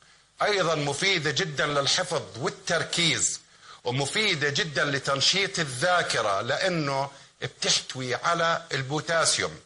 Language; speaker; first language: Arabic; native; Arabic